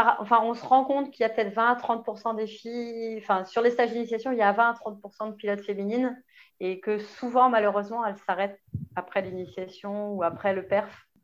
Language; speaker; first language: French; native; French